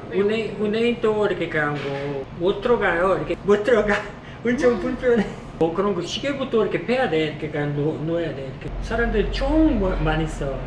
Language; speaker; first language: Korean; non-native, learner; Portuguese